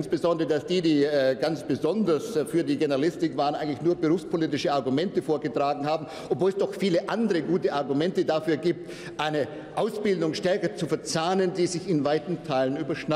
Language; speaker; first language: German; native; German